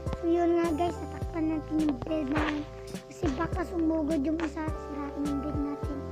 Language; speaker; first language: Filipino; non-native, local second language; Cebuano